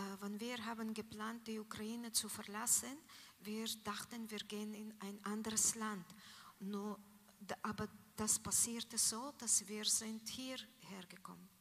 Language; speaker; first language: German; non-native, learner; Russian